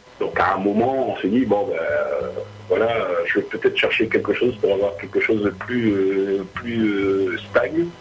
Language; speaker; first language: French; early bilingual, other home language; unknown